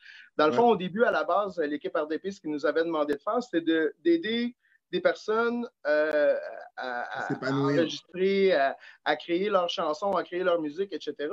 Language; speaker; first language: French; native; French